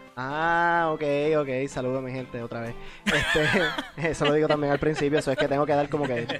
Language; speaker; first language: Spanish; native; Spanish